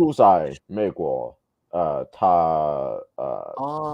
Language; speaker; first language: Chinese; non-native, learner; English